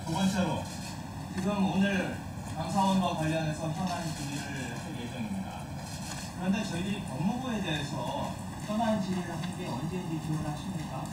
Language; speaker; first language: Korean; native; Korean